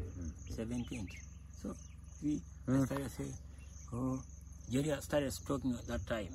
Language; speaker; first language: English; non-native, local second language; Masai